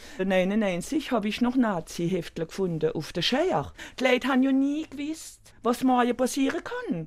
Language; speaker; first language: German; non-native, local second language; Swiss German